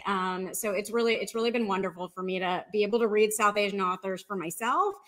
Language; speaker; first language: English; native; English